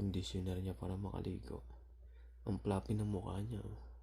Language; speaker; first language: Filipino; native; Filipino